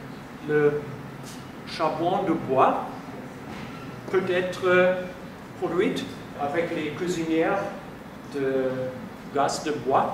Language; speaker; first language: French; non-native, fluent; German